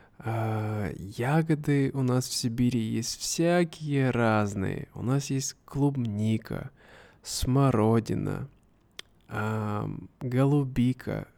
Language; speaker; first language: Russian; native; Russian